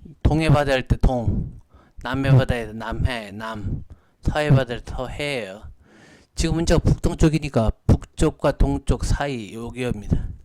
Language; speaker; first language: Korean; native; Korean